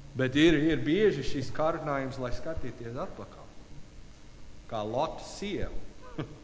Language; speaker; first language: Latvian; non-native, learner; English